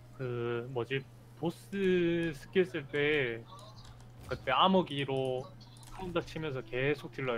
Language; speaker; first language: Korean; native; Korean